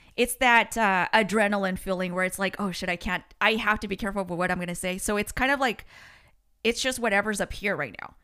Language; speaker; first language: English; early bilingual, other home language; Spanish